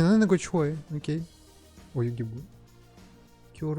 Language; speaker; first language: Korean; non-native, learner; Russian